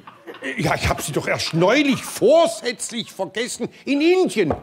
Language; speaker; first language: German; native; German